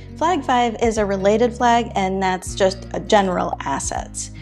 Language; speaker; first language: English; non-native, local second language; Filipino